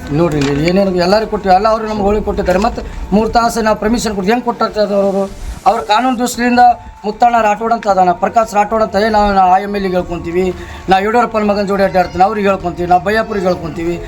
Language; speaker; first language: Kannada; non-native, local second language; Lambadi